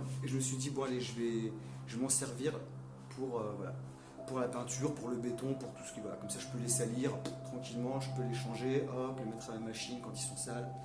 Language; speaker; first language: French; native; French